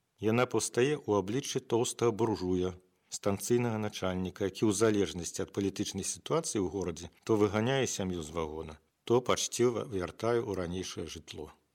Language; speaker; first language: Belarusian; native; Belarusian